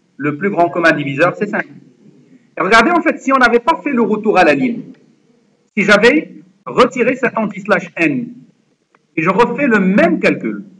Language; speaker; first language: French; non-native, local second language; Arabic